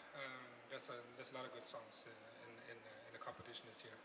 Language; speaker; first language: English; non-native, fluent; Norwegian